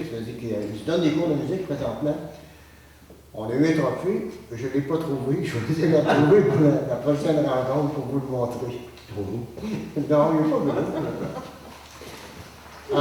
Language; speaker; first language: French; native; French